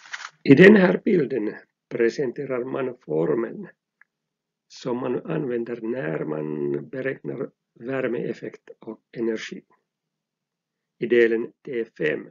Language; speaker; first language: Swedish; non-native, local second language; Finnish